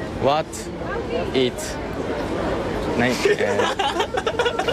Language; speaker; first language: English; non-native, learner; Japanese